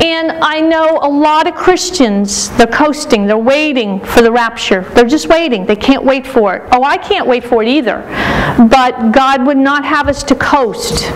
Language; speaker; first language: English; native; English